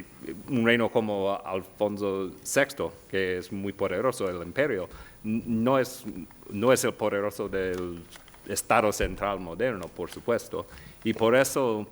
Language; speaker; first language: Spanish; non-native, learner; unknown